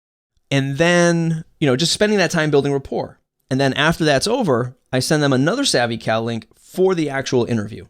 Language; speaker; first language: English; native; English